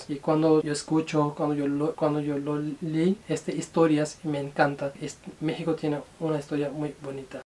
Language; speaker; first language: Spanish; non-native, learner; Urdu